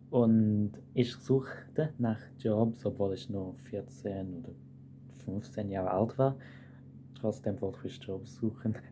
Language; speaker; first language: German; non-native, fluent; English